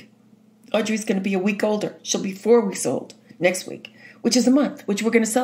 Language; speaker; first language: English; native; English